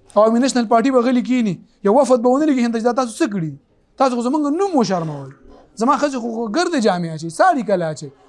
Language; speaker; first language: Pashto; native; Pashto